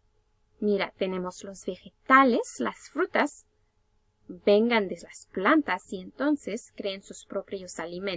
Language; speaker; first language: Spanish; early bilingual, heritage; Spanish